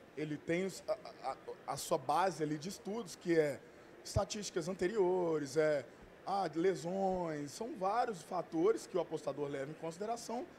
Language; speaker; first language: Portuguese; native; Portuguese